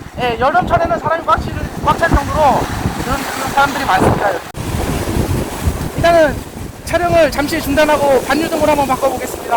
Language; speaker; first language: Korean; native; Korean